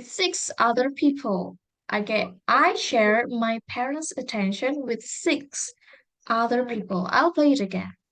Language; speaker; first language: English; non-native, fluent; Indonesian